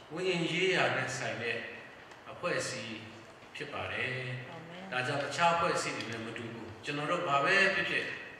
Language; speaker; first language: Burmese; non-native, local second language; Tedim Chin